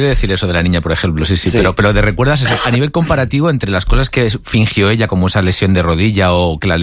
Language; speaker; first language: Spanish; native; Spanish